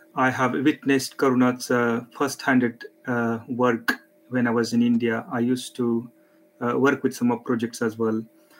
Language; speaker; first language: English; non-native, local second language; Marathi